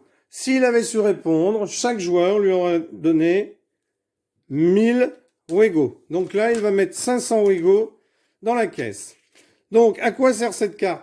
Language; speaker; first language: French; native; French